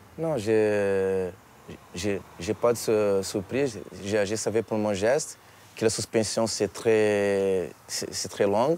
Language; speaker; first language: French; non-native, learner; Portuguese